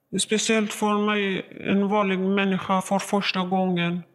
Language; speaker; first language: Swedish; non-native, learner; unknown